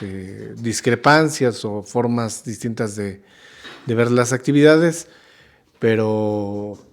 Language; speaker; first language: Spanish; native; Spanish